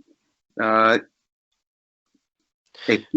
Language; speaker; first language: English; non-native, learner; Turkish